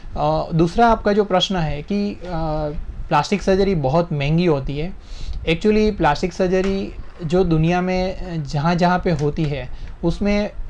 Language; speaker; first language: Hindi; non-native, local second language; Gujarati